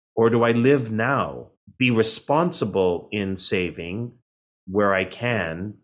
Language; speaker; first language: English; native; English